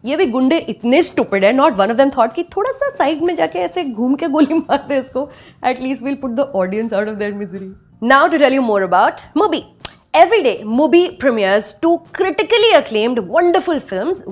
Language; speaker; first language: English; non-native, local second language; Hindi